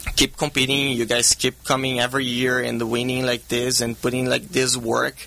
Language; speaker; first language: English; non-native, fluent; Portuguese